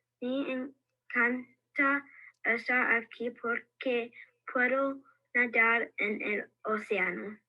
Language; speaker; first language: Spanish; non-native, learner; English